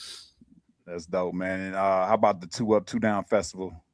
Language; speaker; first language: English; native; English